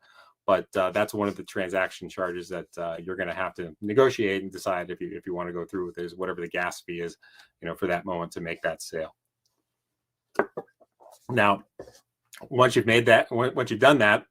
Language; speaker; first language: English; native; English